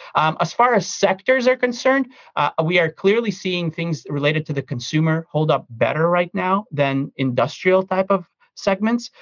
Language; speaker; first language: English; early bilingual, other home language; Russian